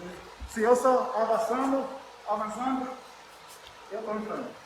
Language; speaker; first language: Portuguese; non-native, learner; English